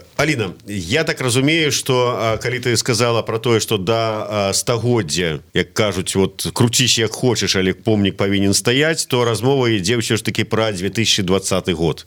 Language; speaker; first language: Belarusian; native; Belarusian